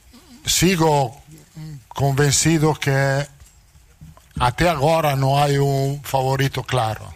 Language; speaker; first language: Portuguese; non-native, learner; Italian